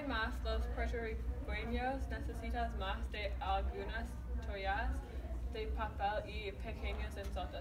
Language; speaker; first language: Spanish; non-native, learner; English